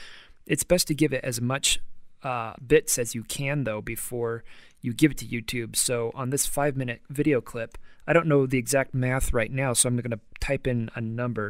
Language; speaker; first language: English; native; English